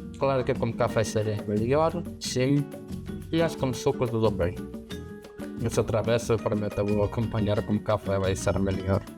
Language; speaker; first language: Portuguese; non-native, fluent; Russian